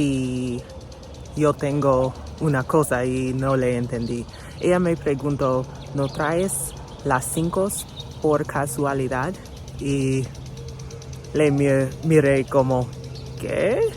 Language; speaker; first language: Spanish; non-native, learner; English